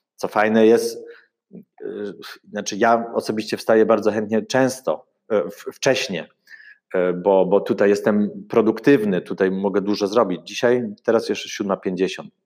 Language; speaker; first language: Polish; early bilingual, heritage; Polish